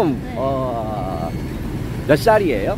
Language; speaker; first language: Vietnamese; non-native, learner; Korean